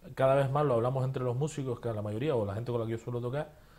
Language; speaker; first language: Spanish; native; Spanish